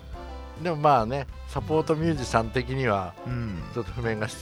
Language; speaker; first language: Japanese; native; Japanese